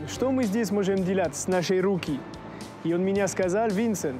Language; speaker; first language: Russian; non-native, learner; French